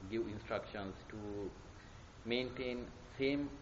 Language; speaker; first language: English; non-native, local second language; Sinhala